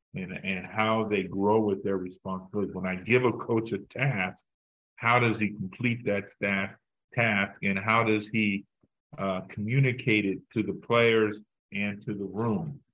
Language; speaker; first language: English; native; English